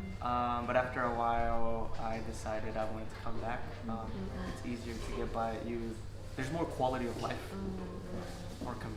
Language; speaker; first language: English; non-native, fluent; Portuguese